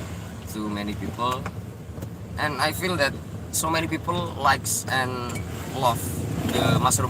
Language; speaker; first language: English; non-native, learner; Indonesian